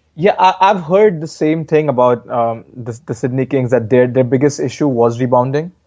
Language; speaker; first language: English; non-native, local second language; Hindi